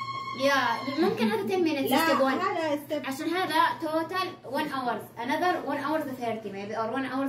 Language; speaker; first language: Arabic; non-native, learner; Filipino